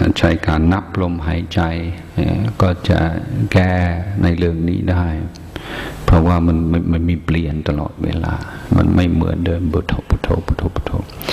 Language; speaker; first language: Thai; non-native, fluent; English